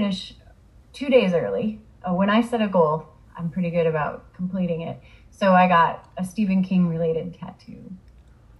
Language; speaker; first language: English; native; English